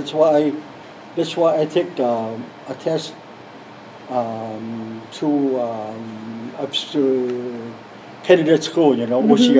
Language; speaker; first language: English; non-native, learner; Lao